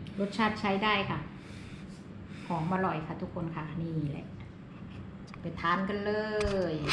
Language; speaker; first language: Thai; native; Thai